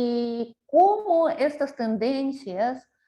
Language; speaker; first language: Spanish; non-native, fluent; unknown